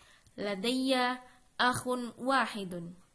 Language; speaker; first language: Arabic; non-native, fluent; Indonesian